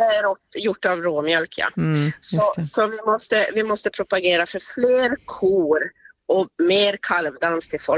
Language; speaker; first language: Swedish; native; Swedish